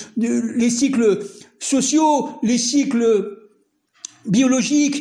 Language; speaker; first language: French; native; French